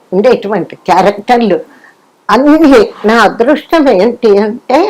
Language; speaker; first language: Telugu; non-native, local second language; Kannada